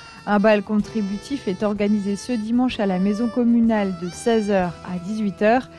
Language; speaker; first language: French; native; French